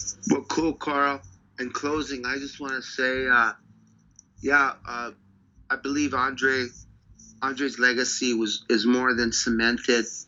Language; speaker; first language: English; native; English